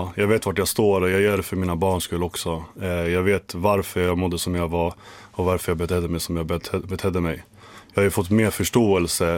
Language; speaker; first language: Swedish; early bilingual, other home language; Finnish